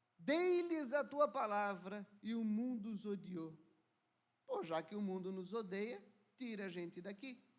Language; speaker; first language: Portuguese; native; Portuguese